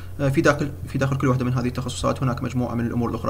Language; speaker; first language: Arabic; native; Arabic